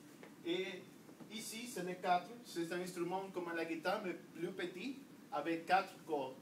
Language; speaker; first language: French; non-native, learner; Spanish